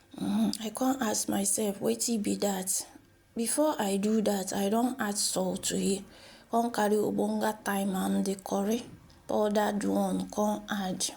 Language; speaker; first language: Nigerian Pidgin; non-native, local second language; Igbo